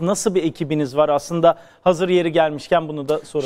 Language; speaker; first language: Turkish; native; Turkish